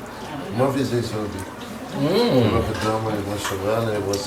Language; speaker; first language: Arabic; non-native, learner; Turkish